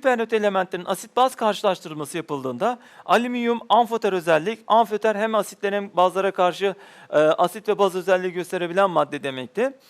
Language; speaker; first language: Turkish; native; Turkish